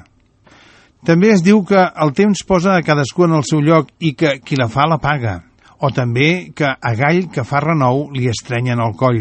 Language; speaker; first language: Catalan; native; Catalan